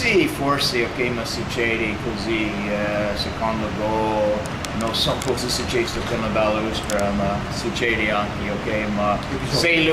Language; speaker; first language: Italian; non-native, fluent; English